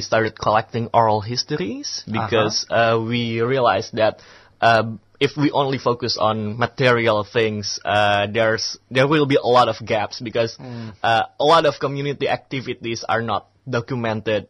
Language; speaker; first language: English; non-native, fluent; Indonesian